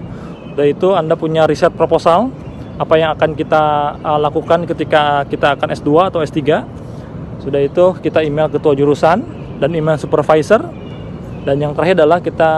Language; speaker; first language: Indonesian; non-native, local second language; Sundanese